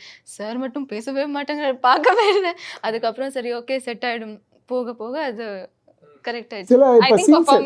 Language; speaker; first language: Tamil; non-native, fluent; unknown